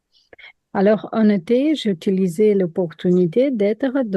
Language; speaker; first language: French; non-native, learner; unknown